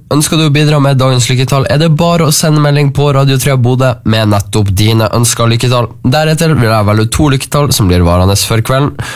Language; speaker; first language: Norwegian; native; Norwegian